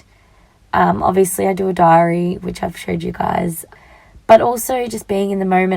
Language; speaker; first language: English; native; English